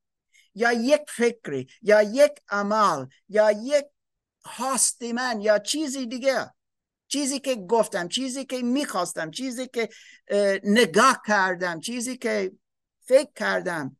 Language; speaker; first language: Persian; non-native, learner; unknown